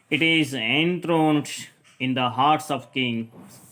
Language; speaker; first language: English; non-native, local second language; Kannada